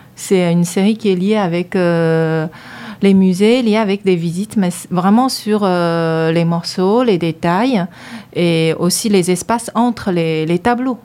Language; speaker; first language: French; non-native, fluent; Chinese